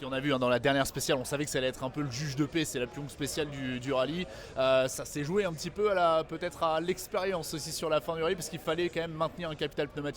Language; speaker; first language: French; native; French